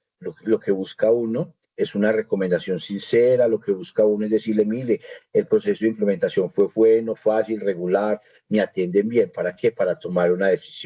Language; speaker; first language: Spanish; native; Spanish